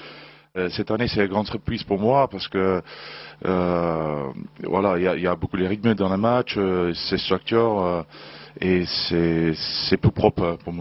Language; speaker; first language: French; non-native, learner; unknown